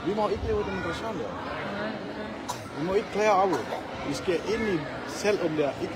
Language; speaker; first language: Danish; non-native, learner; Achinese